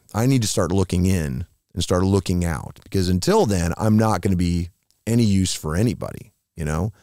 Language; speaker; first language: English; native; English